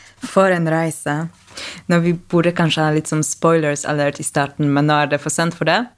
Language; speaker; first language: Norwegian; non-native, fluent; Polish